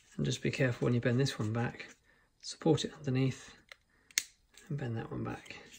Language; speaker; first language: English; native; English